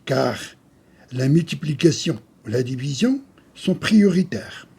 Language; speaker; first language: French; non-native, local second language; Arabic